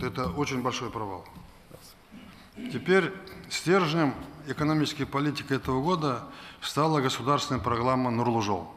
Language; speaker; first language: Russian; non-native, local second language; Kazakh